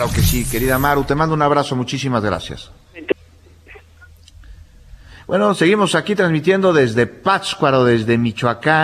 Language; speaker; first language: Spanish; native; Spanish